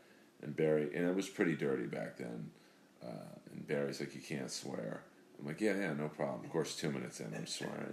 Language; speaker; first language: English; native; English